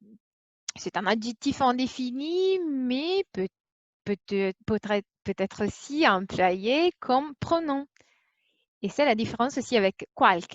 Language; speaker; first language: French; non-native, fluent; Italian